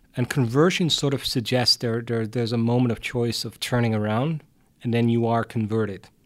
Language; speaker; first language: English; non-native, fluent; Dutch